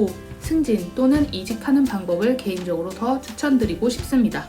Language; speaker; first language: Korean; native; Korean